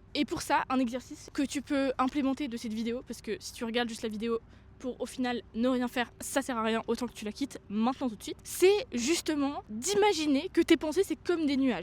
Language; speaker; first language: French; native; French